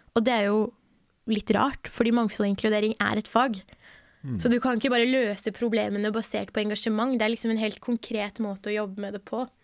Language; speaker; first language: Norwegian; early bilingual, other home language; Persian